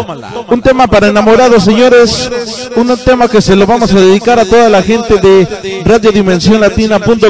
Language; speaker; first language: Spanish; native; Spanish